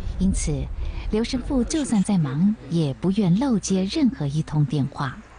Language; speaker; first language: Chinese; native; Chinese